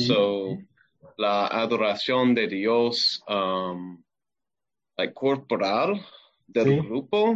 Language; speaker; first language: Spanish; non-native, learner; English